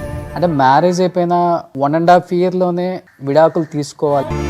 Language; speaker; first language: Telugu; native; Telugu